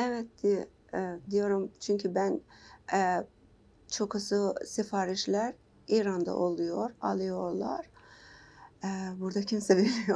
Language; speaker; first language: Turkish; non-native, learner; Persian